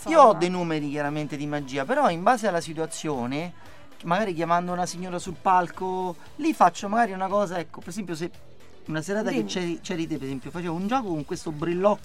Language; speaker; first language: Italian; native; Italian